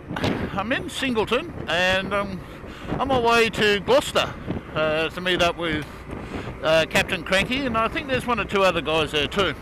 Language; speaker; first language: English; native; English